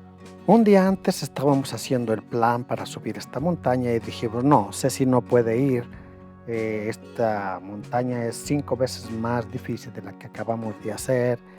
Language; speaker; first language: Spanish; native; Spanish